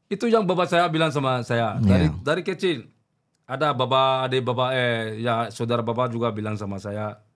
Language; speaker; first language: Indonesian; non-native, learner; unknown